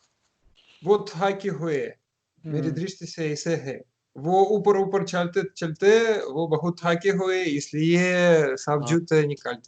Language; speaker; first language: Hindi; non-native, learner; Russian